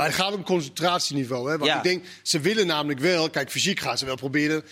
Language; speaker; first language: Dutch; non-native, fluent; Danish